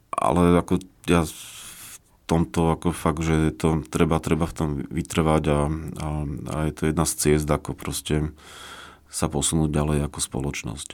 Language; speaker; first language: Slovak; native; Slovak